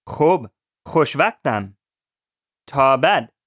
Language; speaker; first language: Persian; non-native, learner; English